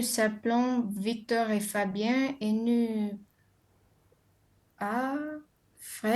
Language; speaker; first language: French; non-native, learner; Romanian